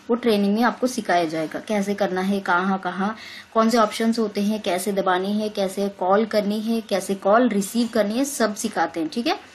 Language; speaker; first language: Hindi; native; Hindi